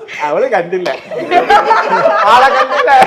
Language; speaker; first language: Malayalam; non-native, learner; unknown